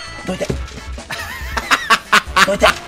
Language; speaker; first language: Japanese; native; Japanese